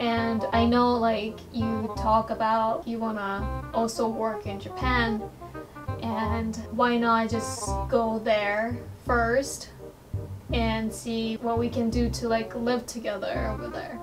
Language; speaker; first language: English; non-native, fluent; Japanese